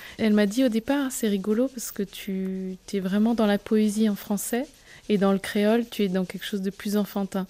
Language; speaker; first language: French; native; French